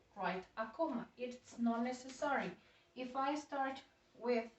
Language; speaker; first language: English; non-native, fluent; Spanish